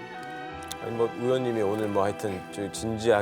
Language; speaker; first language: Korean; native; Korean